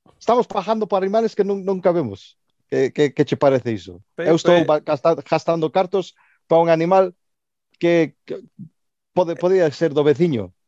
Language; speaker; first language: Galician; native; Galician